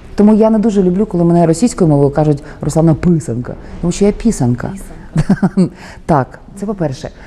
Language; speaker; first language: Ukrainian; native; Ukrainian